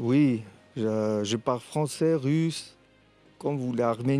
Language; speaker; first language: French; non-native, fluent; Armenian